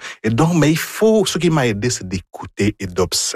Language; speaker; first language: French; non-native, fluent; Igbo